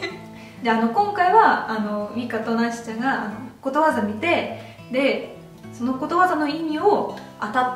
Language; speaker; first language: Japanese; non-native, fluent; Russian